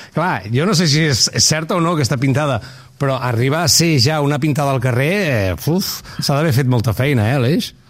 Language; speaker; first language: Catalan; native; Catalan